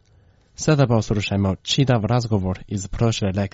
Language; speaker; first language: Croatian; non-native, fluent; Chinese